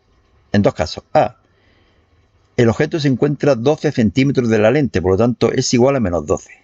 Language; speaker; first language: Spanish; native; Spanish